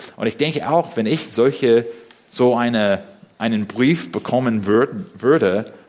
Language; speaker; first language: German; non-native, fluent; English